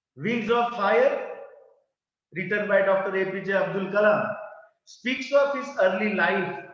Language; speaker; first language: English; non-native, local second language; Marathi